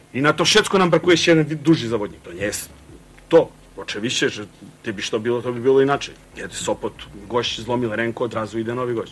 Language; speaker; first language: Polish; non-native, fluent; Croatian